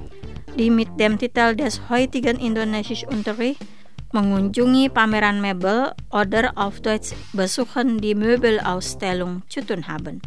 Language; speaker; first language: German; non-native, fluent; Indonesian